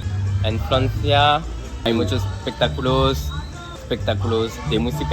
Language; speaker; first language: Spanish; non-native, learner; French